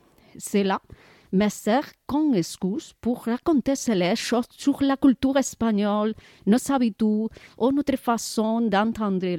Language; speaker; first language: French; non-native, learner; Spanish